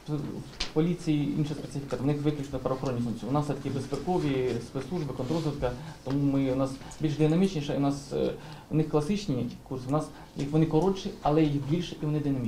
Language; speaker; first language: Ukrainian; native; Ukrainian